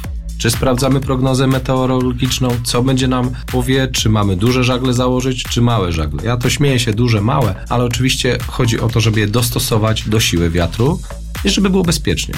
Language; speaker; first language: Polish; native; Polish